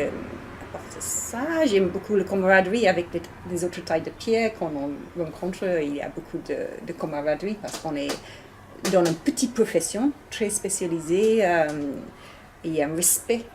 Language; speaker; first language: French; non-native, learner; English